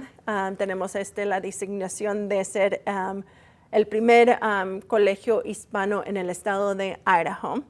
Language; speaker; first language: Spanish; early bilingual, heritage; Spanish